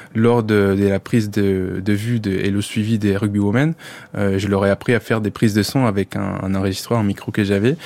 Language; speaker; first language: French; non-native, fluent; Spanish